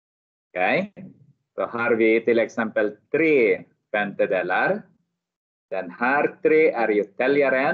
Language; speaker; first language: Swedish; non-native, learner; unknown